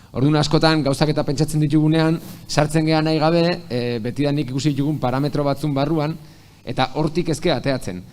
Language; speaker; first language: Basque; native; Basque